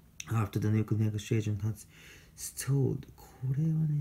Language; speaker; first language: English; non-native, fluent; Japanese